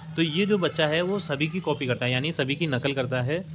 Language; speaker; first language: Hindi; native; Hindi